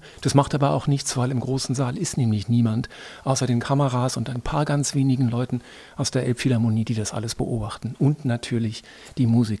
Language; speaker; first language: German; native; German